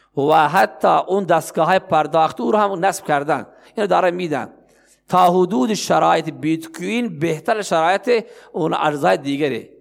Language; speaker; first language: Persian; non-native, local second language; Baluchi